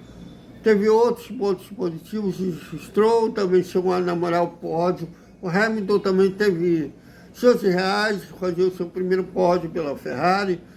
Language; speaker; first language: Portuguese; native; Portuguese